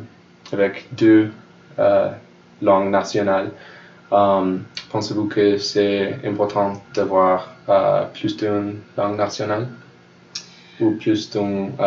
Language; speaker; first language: French; non-native, learner; English